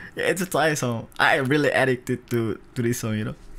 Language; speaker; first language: English; non-native, fluent; Indonesian